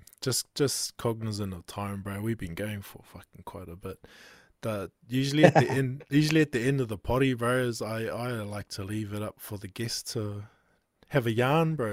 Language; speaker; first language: English; native; English